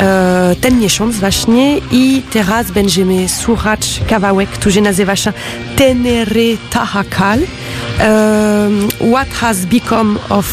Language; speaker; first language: Polish; non-native, learner; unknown